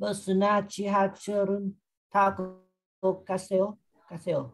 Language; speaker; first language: Korean; non-native, learner; Vietnamese